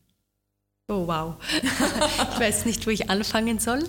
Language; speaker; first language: German; native; German